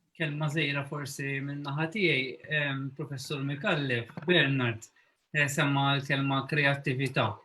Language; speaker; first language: Maltese; native; Maltese